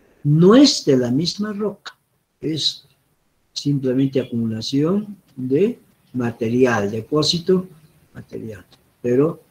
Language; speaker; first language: Spanish; native; Spanish